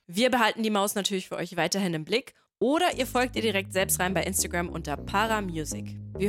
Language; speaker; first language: German; native; German